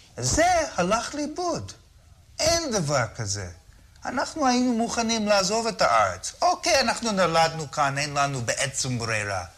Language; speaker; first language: Hebrew; non-native, fluent; English